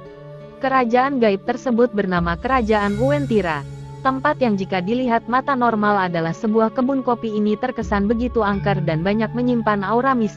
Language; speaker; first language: Indonesian; native; Indonesian